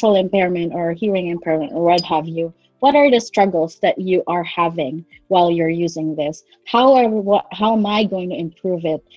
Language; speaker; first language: English; non-native, local second language; Cebuano